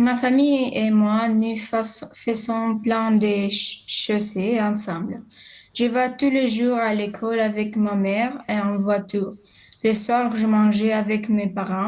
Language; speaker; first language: French; non-native, learner; Romanian